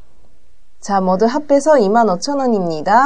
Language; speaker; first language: Korean; non-native, learner; Japanese